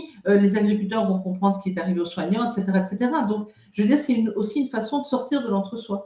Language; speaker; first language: French; native; French